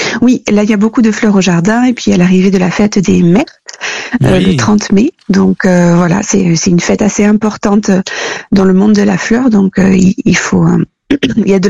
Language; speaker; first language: French; native; French